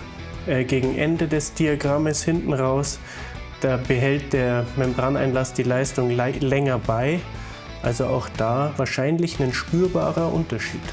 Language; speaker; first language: German; native; German